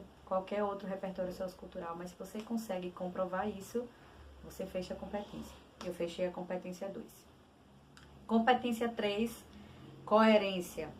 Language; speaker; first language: Portuguese; native; Portuguese